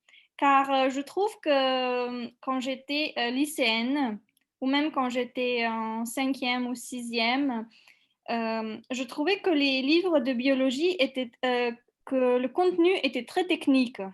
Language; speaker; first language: French; non-native, fluent; Macedonian